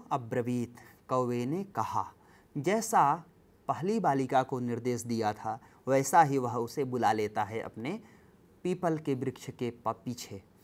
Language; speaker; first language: Hindi; native; Hindi